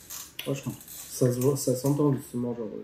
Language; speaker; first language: French; native; French